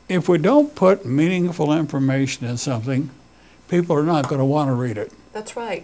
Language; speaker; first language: English; native; English